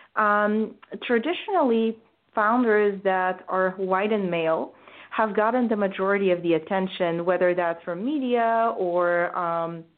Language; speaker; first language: English; non-native, fluent; Bulgarian